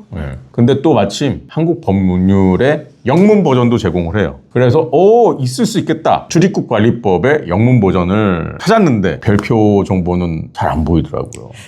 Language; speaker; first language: Korean; native; Korean